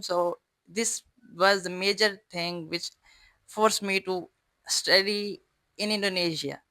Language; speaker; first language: English; non-native, fluent; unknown